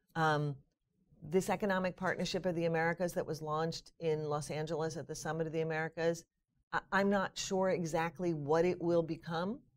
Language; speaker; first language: English; native; English